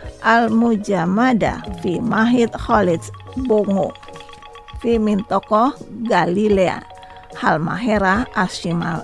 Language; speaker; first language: Arabic; non-native, fluent; Indonesian